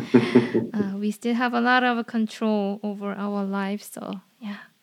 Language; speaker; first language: English; non-native, fluent; Korean